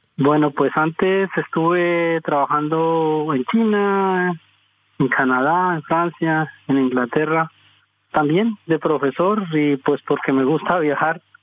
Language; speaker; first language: Spanish; native; Spanish